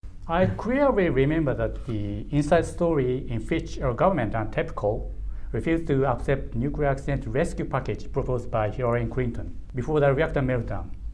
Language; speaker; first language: English; non-native, fluent; Japanese